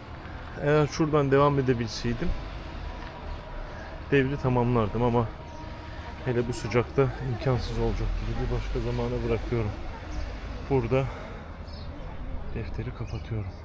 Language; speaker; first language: Turkish; native; Turkish